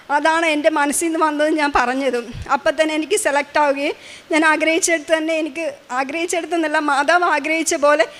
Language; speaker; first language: Malayalam; native; Malayalam